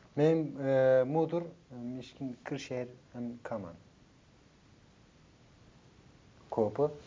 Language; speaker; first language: Dutch; non-native, learner; Turkish